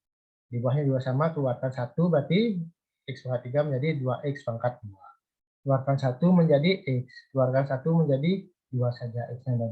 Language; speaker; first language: Indonesian; native; Indonesian